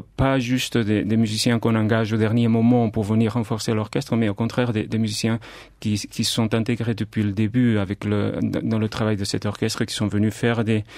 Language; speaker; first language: French; non-native, fluent; Catalan